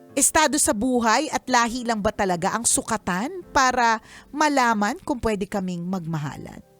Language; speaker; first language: Filipino; native; Filipino